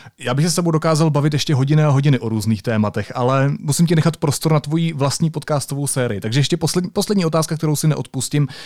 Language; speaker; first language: Czech; native; Czech